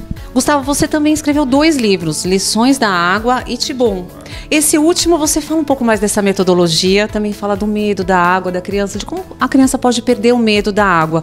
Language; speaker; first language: Portuguese; native; Portuguese